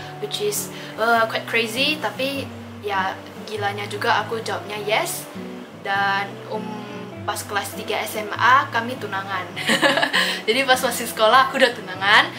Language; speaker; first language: Indonesian; non-native, local second language; Min Nan Chinese